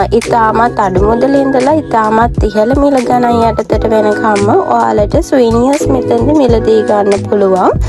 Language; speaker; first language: Sinhala; native; Sinhala